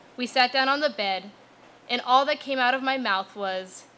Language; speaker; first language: English; native; English